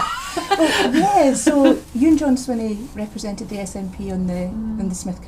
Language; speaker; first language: English; native; English